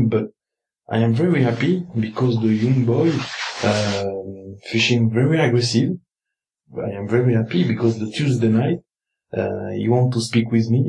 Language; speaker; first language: English; non-native, learner; French